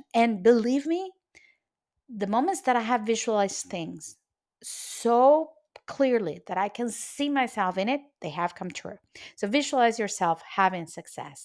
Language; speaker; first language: English; non-native, fluent; Spanish